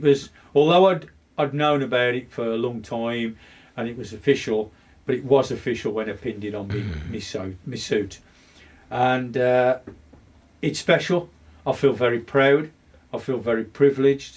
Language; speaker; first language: English; native; English